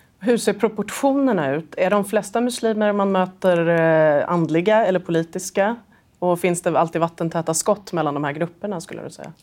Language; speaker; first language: Swedish; native; Swedish